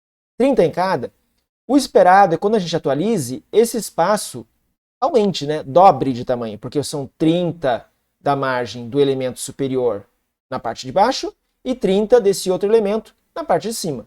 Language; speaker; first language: Portuguese; native; Portuguese